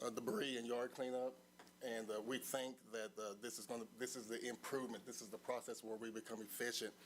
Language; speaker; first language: English; native; English